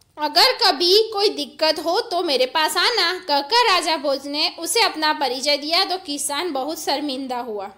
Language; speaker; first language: Hindi; non-native, local second language; Gujarati